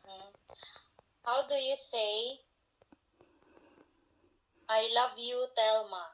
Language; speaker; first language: English; non-native, local second language; Cebuano